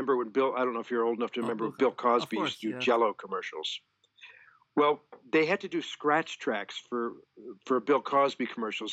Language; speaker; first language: English; native; English